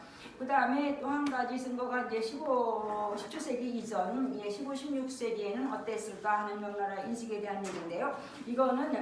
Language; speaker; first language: Korean; native; Korean